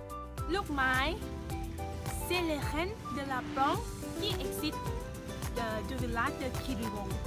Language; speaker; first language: French; non-native, learner; Thai